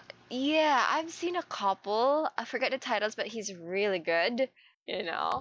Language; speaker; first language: English; native; English